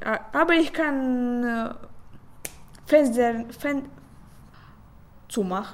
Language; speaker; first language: German; non-native, learner; Russian